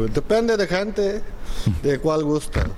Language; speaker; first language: Spanish; non-native, learner; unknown